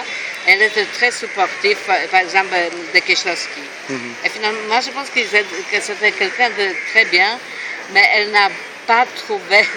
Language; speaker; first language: French; non-native, fluent; Polish